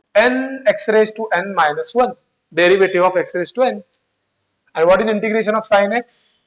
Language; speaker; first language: English; non-native, local second language; Marathi